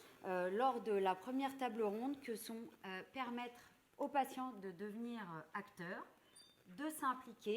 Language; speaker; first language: French; native; French